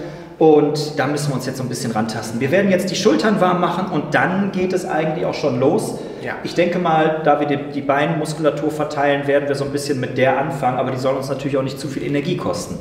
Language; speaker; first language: German; native; German